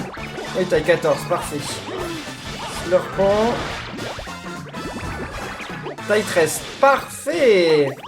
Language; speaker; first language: French; native; French